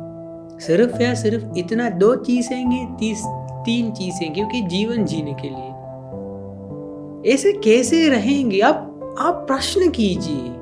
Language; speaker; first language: Hindi; non-native, fluent; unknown